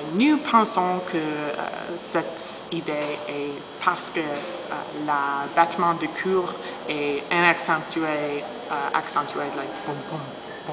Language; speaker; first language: French; non-native, learner; English